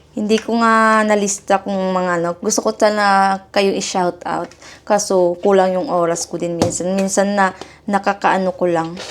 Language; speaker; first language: Filipino; non-native, local second language; Hiligaynon